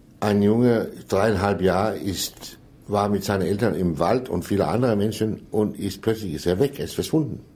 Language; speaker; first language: German; non-native, fluent; Danish